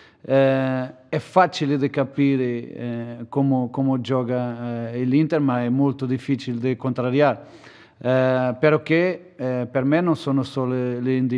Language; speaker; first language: Italian; non-native, fluent; Portuguese